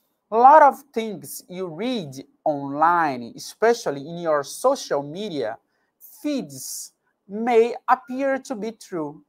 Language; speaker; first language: English; non-native, fluent; Portuguese